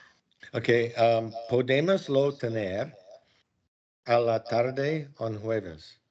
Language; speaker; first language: Spanish; non-native, learner; English